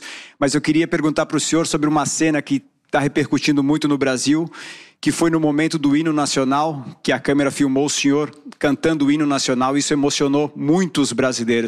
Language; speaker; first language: Portuguese; native; Portuguese